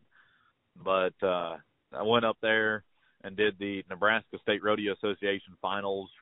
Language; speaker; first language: English; native; English